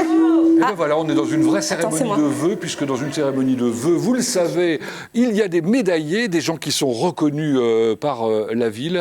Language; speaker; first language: French; native; French